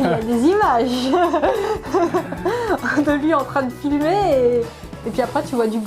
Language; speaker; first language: French; native; French